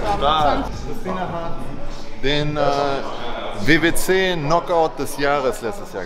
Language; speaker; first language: German; native; German